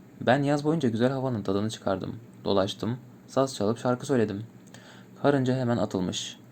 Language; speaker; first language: Turkish; native; Turkish